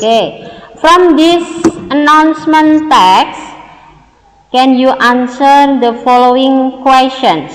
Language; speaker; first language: English; non-native, learner; Indonesian